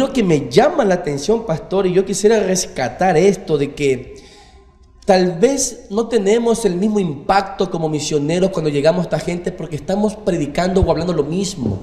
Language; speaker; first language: Spanish; native; Spanish